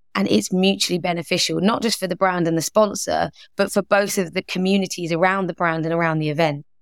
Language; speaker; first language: English; native; English